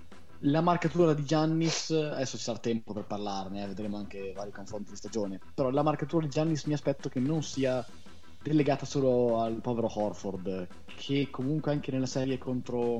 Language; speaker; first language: Italian; native; Italian